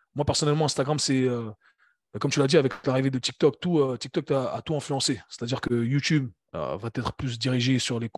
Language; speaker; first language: French; native; French